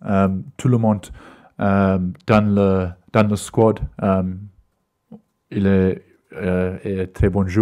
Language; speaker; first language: French; non-native, learner; English